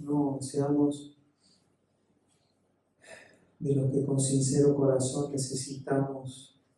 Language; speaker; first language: Spanish; native; Spanish